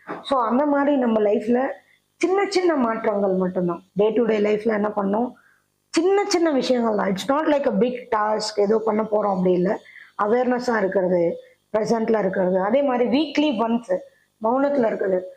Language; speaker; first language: Tamil; native; Tamil